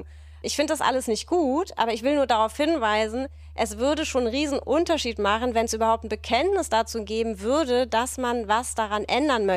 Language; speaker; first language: German; native; German